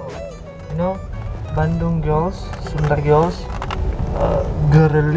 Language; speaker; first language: English; non-native, learner; Tajik